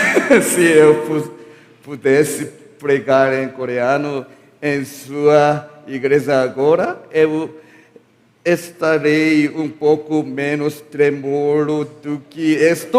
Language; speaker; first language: Portuguese; non-native, learner; Korean